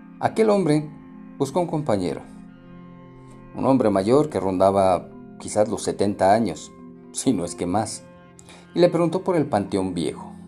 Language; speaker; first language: Spanish; native; Spanish